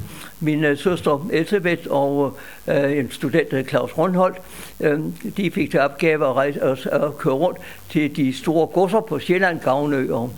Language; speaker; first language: Danish; native; Danish